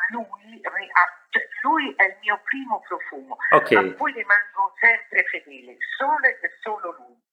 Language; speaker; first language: Italian; native; Italian